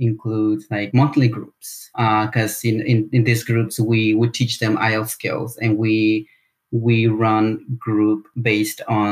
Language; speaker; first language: English; non-native, fluent; Spanish